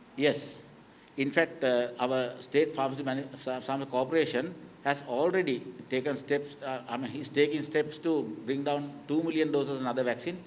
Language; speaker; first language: English; non-native, local second language; Sinhala